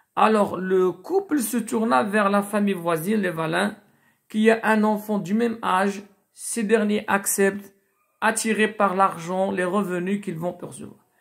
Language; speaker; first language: French; non-native, local second language; Arabic